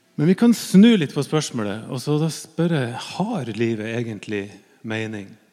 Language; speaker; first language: Norwegian; native; Norwegian